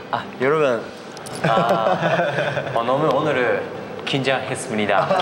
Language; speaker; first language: Korean; non-native, learner; Japanese